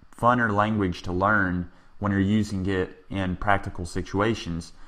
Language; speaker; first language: English; native; English